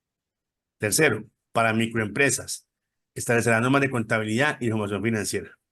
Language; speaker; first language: Spanish; native; Spanish